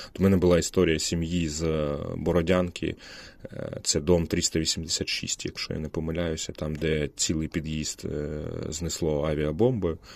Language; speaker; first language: Ukrainian; non-native, local second language; Russian